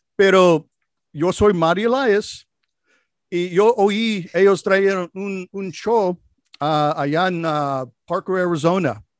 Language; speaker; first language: Spanish; non-native, learner; English